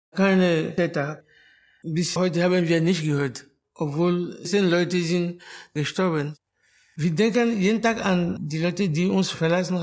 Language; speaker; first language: German; non-native, learner; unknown